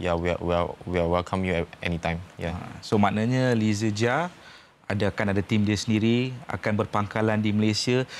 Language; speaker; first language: Malay; native; Malay